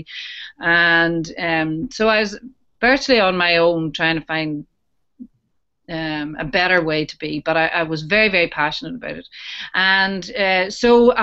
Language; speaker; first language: English; native; English